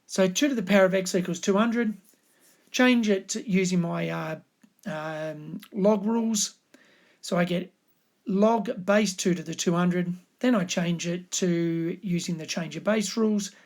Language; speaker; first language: English; native; English